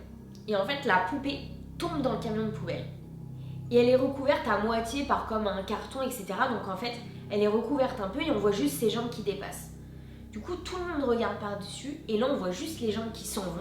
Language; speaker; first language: French; native; French